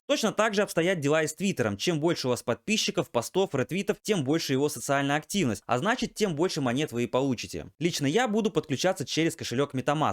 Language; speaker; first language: Russian; native; Russian